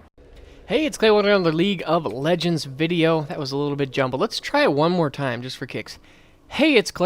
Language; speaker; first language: English; native; English